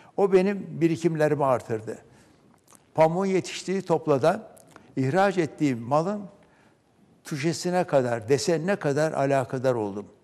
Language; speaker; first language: Turkish; native; Turkish